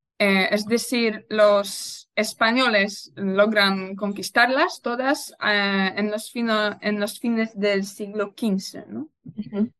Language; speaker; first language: Spanish; non-native, fluent; Polish